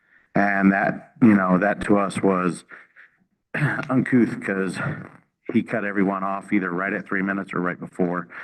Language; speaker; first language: English; native; English